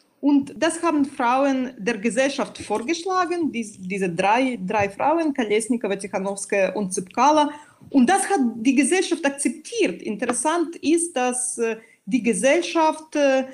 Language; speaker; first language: German; non-native, fluent; Belarusian